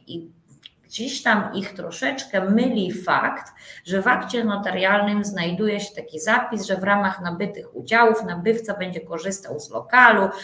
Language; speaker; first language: Polish; native; Polish